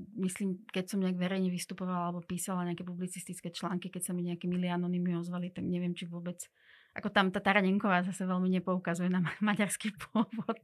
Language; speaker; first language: Slovak; non-native, local second language; Hungarian